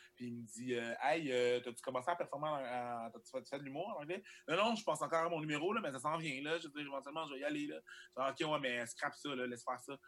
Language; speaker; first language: French; early bilingual, other home language; Haitian Creole